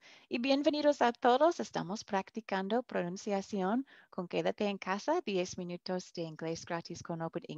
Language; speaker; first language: Spanish; non-native, fluent; English